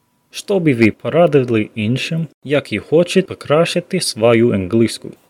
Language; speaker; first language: Ukrainian; non-native, learner; English